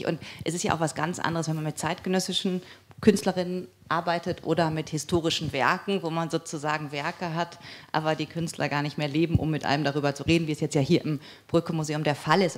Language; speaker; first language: German; native; German